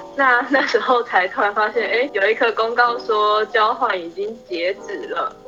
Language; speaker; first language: Chinese; native; Chinese